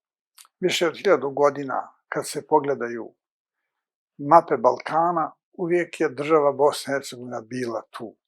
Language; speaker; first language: Bosnian; native; Bosnian